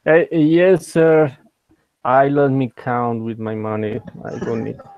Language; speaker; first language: English; non-native, learner; Spanish